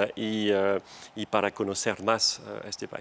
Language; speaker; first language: Spanish; non-native, fluent; French